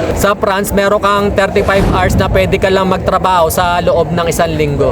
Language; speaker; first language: Filipino; native; Filipino